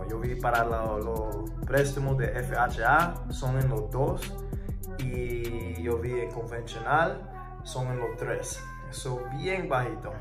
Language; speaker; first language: Spanish; early bilingual, heritage; English